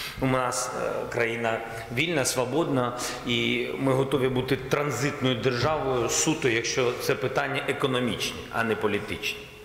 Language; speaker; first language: Ukrainian; non-native, local second language; Russian